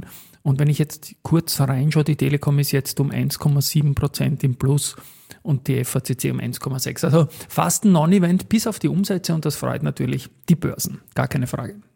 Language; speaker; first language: German; native; German